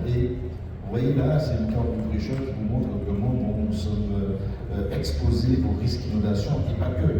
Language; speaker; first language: French; native; French